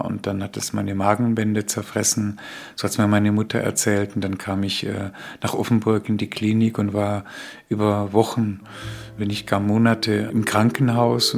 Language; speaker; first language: German; early bilingual, other home language; Spanish